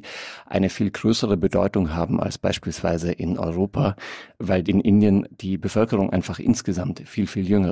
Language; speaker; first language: German; native; German